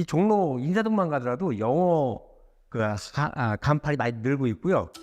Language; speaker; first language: Korean; native; Korean